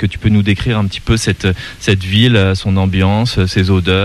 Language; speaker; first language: French; native; French